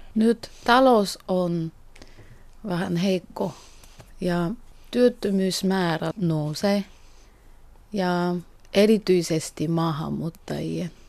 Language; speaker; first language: Finnish; non-native, learner; Korean